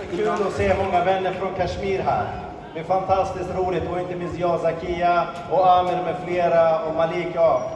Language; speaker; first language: Swedish; early bilingual, other home language; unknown